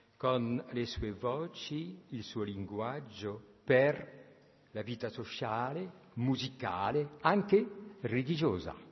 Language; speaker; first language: Italian; non-native, fluent; French